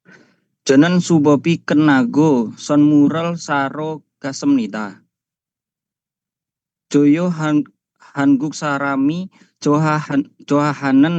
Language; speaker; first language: Korean; non-native, learner; Indonesian